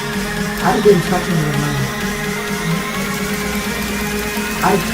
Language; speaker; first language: Bulgarian; native; Bulgarian